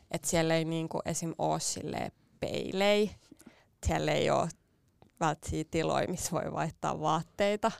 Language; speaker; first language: Finnish; native; Finnish